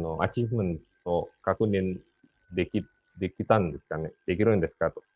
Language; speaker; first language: Japanese; non-native, fluent; Indonesian